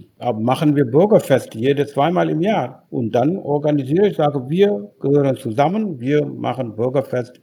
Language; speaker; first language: German; non-native, fluent; Wolof